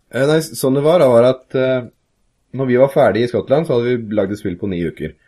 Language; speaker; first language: Norwegian; native; Norwegian